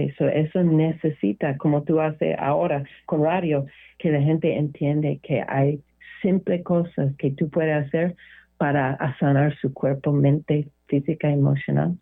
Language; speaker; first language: Spanish; non-native, learner; English